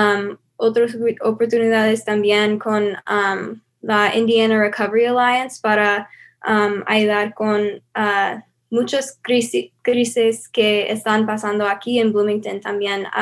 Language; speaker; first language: Spanish; non-native, learner; English